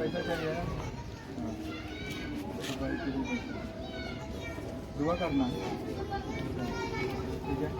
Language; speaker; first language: Hindi; non-native, local second language; Malayalam